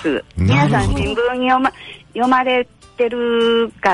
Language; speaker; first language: Japanese; native; Japanese